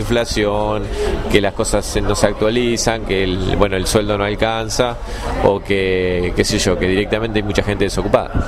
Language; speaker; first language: Spanish; native; Spanish